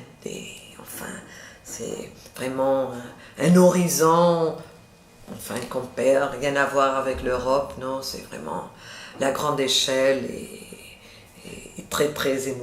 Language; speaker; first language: French; non-native, fluent; Portuguese